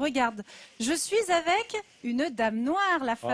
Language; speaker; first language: French; native; French